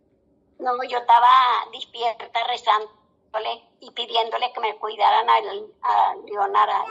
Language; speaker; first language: Spanish; native; Spanish